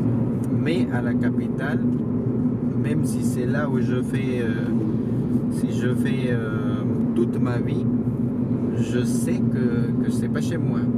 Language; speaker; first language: French; non-native, fluent; Spanish